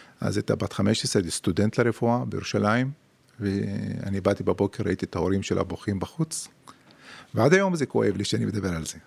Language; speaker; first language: Hebrew; non-native, local second language; Arabic